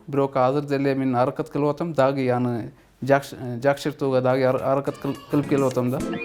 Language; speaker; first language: Kyrgyz; non-native, fluent; Urdu